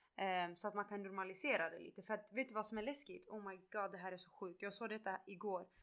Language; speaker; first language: Swedish; early bilingual, other home language; Kurdish